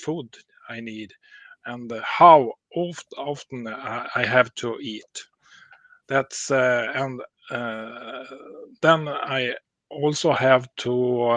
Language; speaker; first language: English; non-native, learner; Swedish